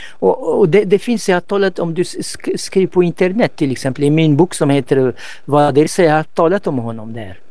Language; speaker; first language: Swedish; non-native, fluent; Arabic